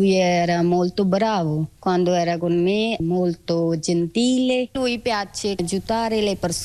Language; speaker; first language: Italian; non-native, learner; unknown